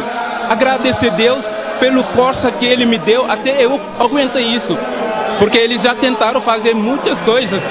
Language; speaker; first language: Portuguese; non-native, fluent; Wolof